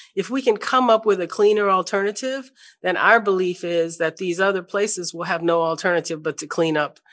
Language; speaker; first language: English; native; English